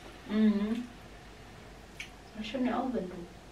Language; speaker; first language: German; non-native, learner; Filipino